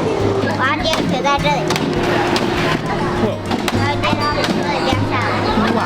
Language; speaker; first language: Chinese; early bilingual, heritage; Chinese